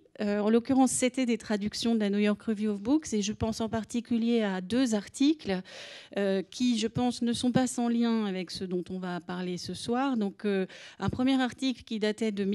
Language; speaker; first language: French; native; French